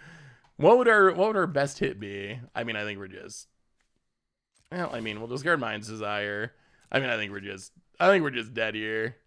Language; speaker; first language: English; native; English